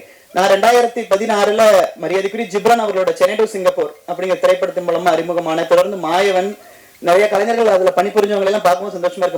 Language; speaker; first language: Tamil; native; Tamil